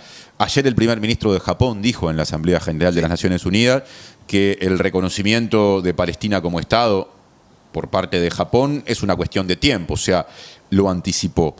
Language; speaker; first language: Spanish; native; Spanish